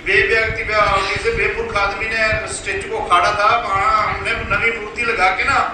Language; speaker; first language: Hindi; non-native, local second language; Punjabi